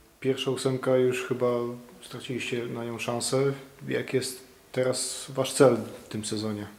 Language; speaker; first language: Polish; native; Polish